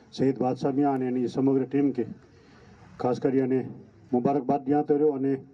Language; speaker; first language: Gujarati; non-native, local second language; Kachhi